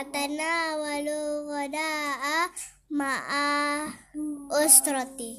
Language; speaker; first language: Arabic; non-native, learner; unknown